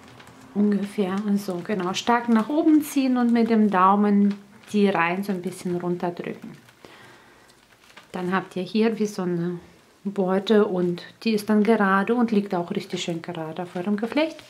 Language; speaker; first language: German; native; German